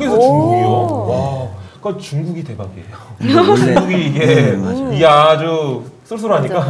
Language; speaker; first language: Korean; native; Korean